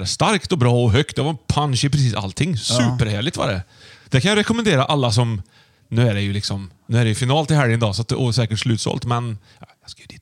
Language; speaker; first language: Swedish; native; Swedish